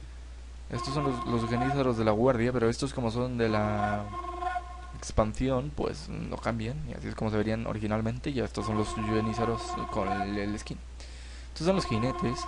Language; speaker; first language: Spanish; native; Spanish